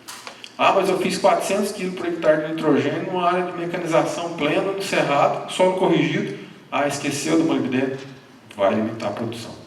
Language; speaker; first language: Portuguese; native; Portuguese